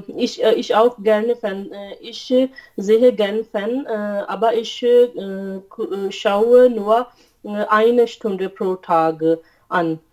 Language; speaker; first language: German; non-native, learner; Urdu